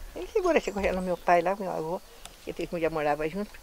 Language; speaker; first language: Portuguese; native; Portuguese